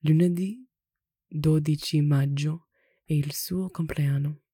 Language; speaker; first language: Italian; non-native, learner; English